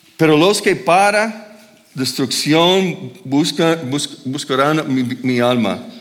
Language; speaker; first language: Spanish; non-native, fluent; English